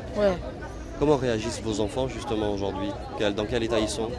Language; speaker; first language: French; native; French